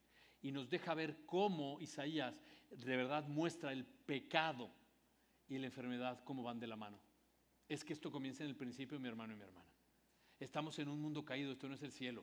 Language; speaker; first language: Spanish; native; Spanish